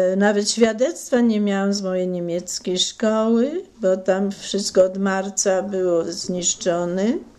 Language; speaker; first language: Polish; non-native, local second language; German